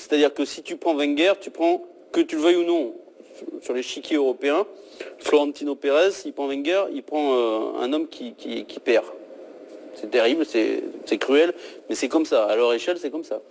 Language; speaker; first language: French; native; French